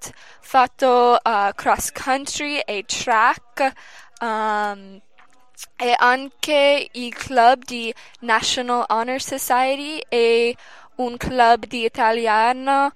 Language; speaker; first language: Italian; non-native, learner; English